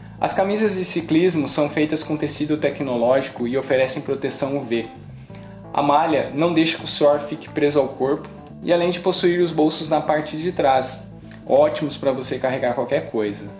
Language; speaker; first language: Portuguese; native; Portuguese